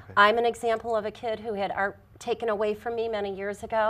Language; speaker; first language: English; native; English